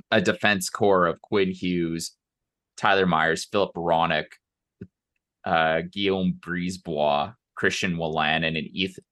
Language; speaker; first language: English; native; English